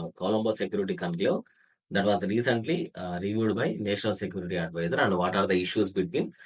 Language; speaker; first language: English; non-native, local second language; Telugu